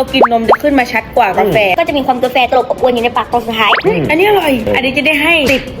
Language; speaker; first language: Thai; native; Thai